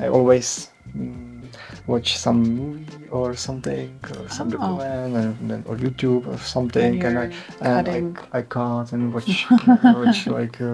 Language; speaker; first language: English; non-native, learner; Czech